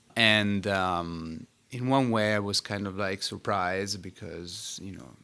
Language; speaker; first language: English; non-native, fluent; Italian